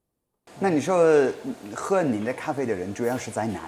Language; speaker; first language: Chinese; non-native, fluent; English